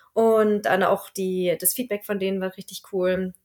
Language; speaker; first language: German; native; German